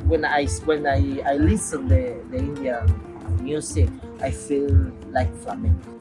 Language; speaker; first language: English; non-native, local second language; Spanish